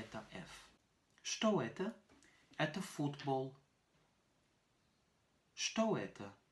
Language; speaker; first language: Russian; non-native, fluent; French